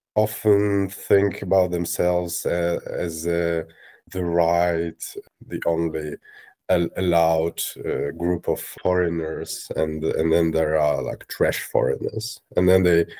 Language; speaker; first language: English; non-native, fluent; Russian